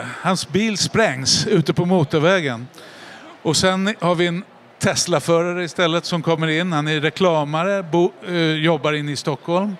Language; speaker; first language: Swedish; native; Swedish